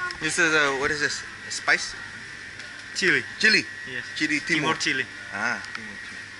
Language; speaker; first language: English; non-native, learner; Vietnamese